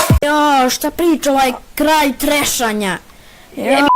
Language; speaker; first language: Bosnian; native; Bosnian